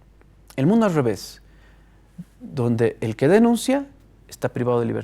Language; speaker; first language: Spanish; native; Spanish